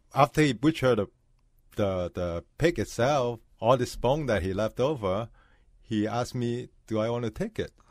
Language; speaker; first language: English; non-native, local second language; Cantonese